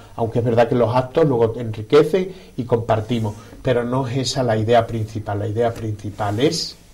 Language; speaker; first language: Spanish; native; Spanish